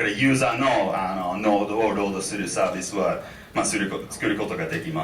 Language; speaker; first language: Japanese; non-native, fluent; English